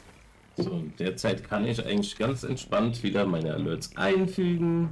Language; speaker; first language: German; native; German